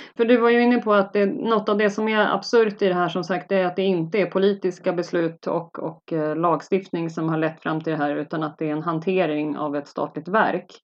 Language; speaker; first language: Swedish; native; Swedish